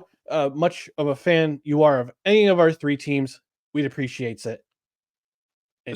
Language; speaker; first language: English; native; English